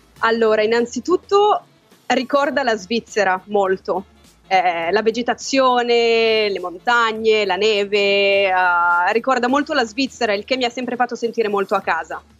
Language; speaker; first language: Italian; native; Italian